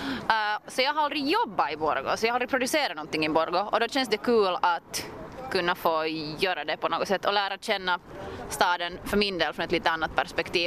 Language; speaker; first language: Swedish; native; Swedish